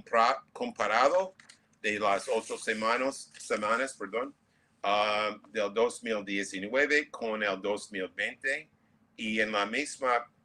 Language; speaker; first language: Spanish; non-native, fluent; English